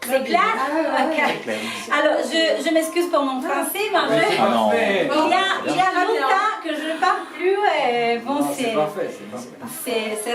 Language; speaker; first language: French; non-native, learner; Italian